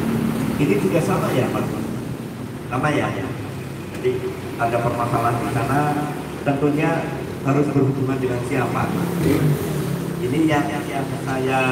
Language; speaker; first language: Indonesian; native; Indonesian